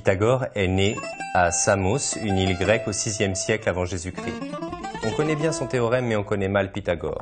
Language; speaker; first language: French; native; French